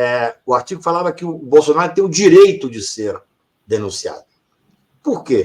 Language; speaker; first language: Portuguese; native; Portuguese